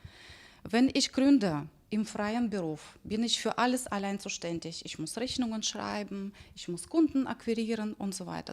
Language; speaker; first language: German; non-native, fluent; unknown